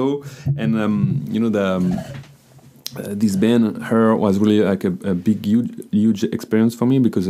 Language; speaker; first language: English; non-native, fluent; French